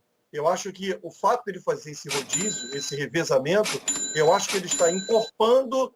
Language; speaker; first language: Portuguese; native; Portuguese